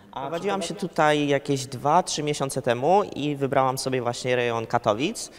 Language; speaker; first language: Polish; early bilingual, heritage; Polish